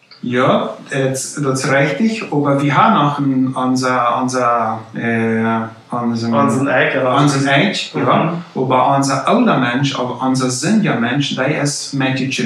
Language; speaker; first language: German; non-native, local second language; Plautdietsch